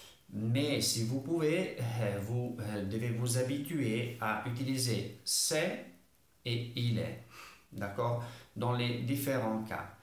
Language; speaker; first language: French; non-native, fluent; Italian